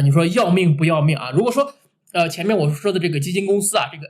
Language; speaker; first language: Chinese; native; Chinese